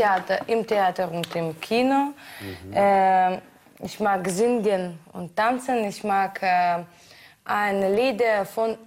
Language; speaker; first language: German; non-native, learner; Russian